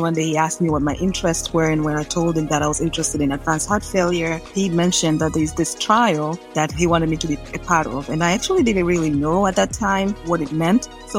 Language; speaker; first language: English; non-native, local second language; Swahili